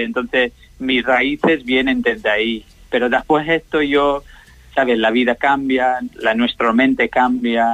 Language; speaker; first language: Spanish; non-native, learner; English